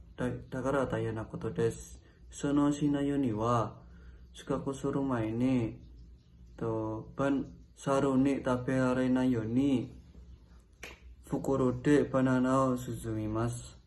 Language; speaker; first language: Japanese; non-native, learner; Indonesian